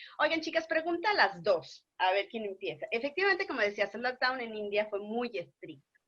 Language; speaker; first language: Spanish; native; Spanish